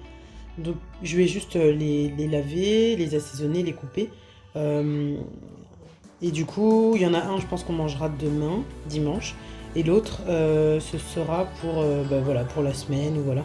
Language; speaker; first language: French; native; French